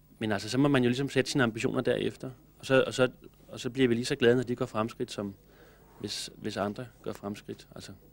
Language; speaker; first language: Danish; native; Danish